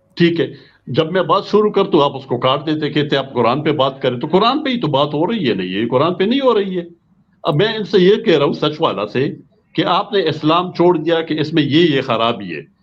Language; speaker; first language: Urdu; non-native, local second language; Punjabi